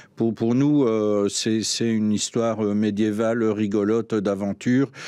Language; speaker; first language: French; native; French